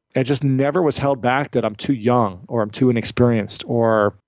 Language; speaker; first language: English; native; English